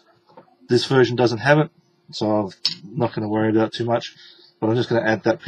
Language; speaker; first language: English; native; English